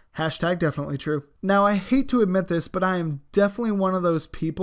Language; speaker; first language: English; native; English